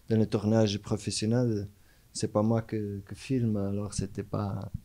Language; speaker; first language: French; non-native, fluent; Portuguese